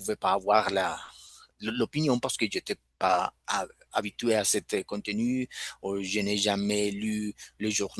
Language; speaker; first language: French; non-native, fluent; Spanish